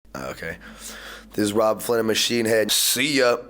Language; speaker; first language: English; native; English